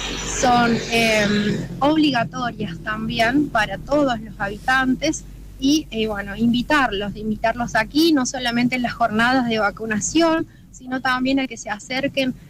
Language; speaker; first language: Spanish; native; Spanish